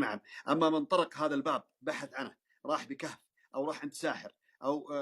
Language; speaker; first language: Arabic; native; Arabic